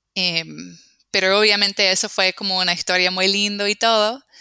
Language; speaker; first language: Spanish; non-native, fluent; English